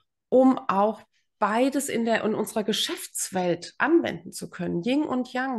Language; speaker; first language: German; native; German